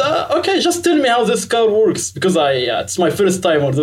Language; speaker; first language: English; non-native, fluent; Arabic